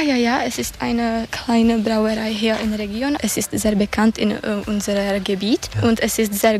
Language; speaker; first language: German; non-native, learner; Czech